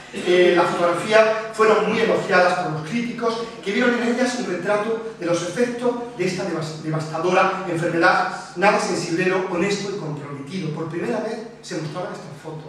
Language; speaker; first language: Spanish; native; Spanish